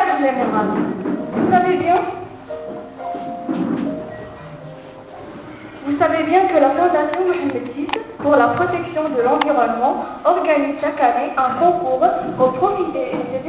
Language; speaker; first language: French; non-native, local second language; Arabic